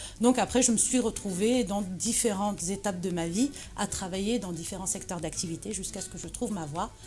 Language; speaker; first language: French; early bilingual, other home language; Arabic